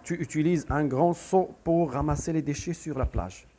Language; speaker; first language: French; non-native, local second language; Arabic